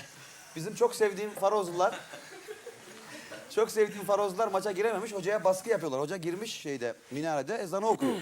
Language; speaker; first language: Turkish; native; Turkish